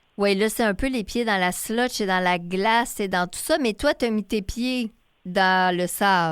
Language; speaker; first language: French; native; French